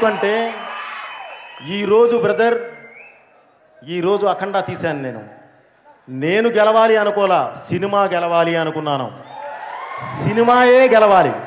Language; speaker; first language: Telugu; native; Telugu